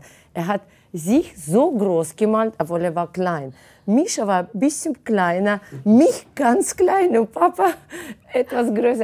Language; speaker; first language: German; non-native, fluent; Russian